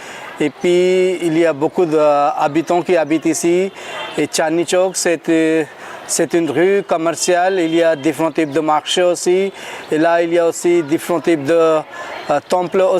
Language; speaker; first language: French; non-native, learner; Hindi